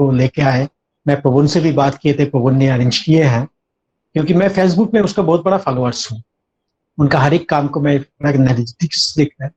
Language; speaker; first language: Hindi; native; Hindi